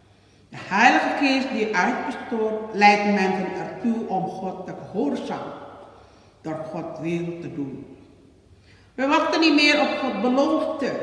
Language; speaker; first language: Dutch; non-native, learner; Indonesian